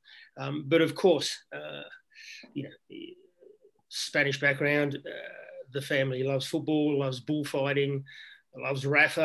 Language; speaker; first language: English; native; English